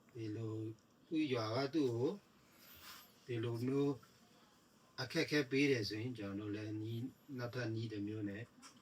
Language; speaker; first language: Burmese; non-native, local second language; Tedim Chin